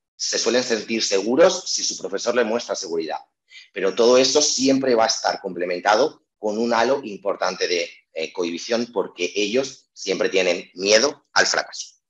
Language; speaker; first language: Spanish; native; Spanish